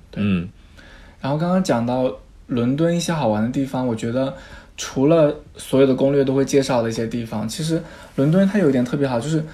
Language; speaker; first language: Chinese; native; Chinese